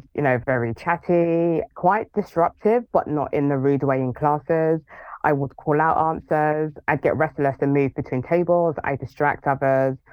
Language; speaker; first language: English; early bilingual, other home language; Yoruba